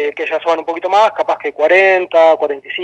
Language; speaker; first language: Spanish; native; Spanish